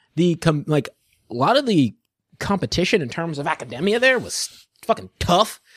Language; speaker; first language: English; native; English